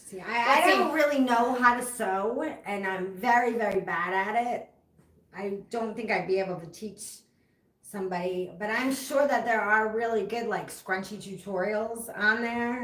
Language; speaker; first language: English; native; English